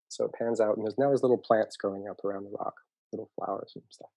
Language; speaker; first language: English; native; English